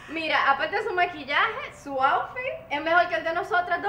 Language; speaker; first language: Spanish; native; Spanish